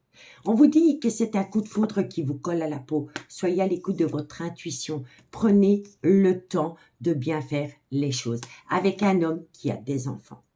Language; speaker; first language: French; native; French